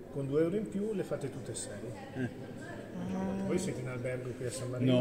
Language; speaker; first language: Italian; native; Italian